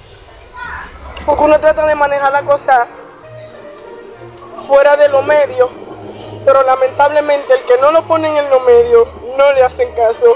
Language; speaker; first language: Spanish; native; Spanish